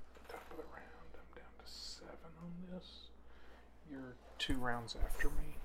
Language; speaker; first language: English; native; English